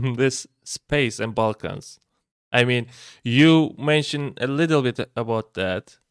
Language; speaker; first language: English; non-native, fluent; Turkish